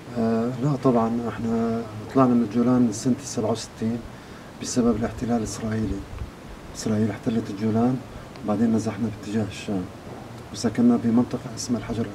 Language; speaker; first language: Arabic; native; Arabic